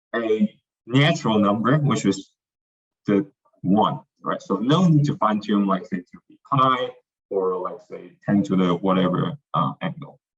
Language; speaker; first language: English; non-native, fluent; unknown